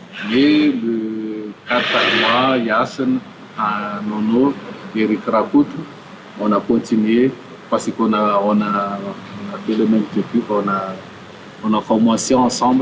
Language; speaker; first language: French; non-native, local second language; Malagasy